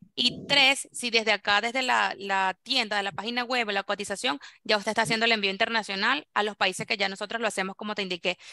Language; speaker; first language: Spanish; native; Spanish